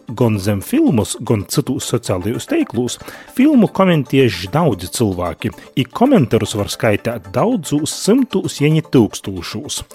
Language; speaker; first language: Latvian; native; Latvian